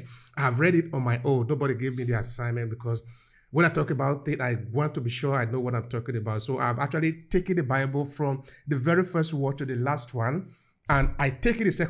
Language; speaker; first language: English; non-native, local second language; Esan